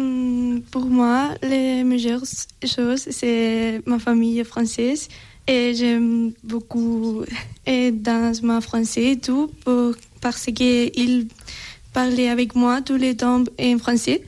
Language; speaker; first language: French; non-native, learner; Spanish